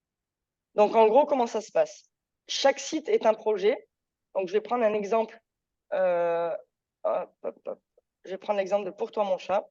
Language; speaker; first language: French; native; French